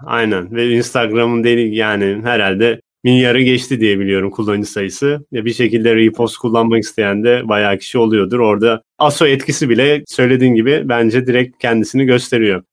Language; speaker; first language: Turkish; native; Turkish